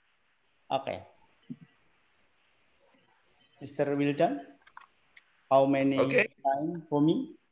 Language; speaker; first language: English; non-native, learner; Indonesian